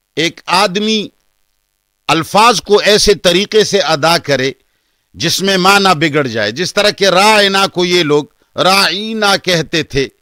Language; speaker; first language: Urdu; non-native, local second language; Pashto